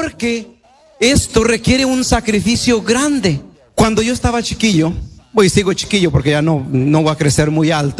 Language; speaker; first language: Spanish; native; Spanish